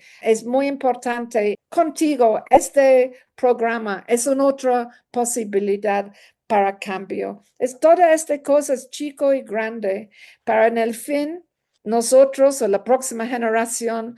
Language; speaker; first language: Spanish; non-native, learner; English